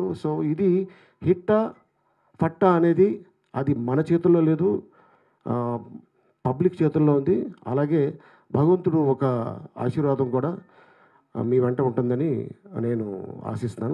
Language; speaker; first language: Telugu; native; Telugu